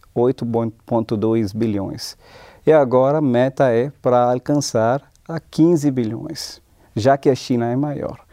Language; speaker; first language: Portuguese; non-native, fluent; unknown